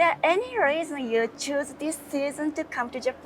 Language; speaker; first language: English; non-native, learner; Japanese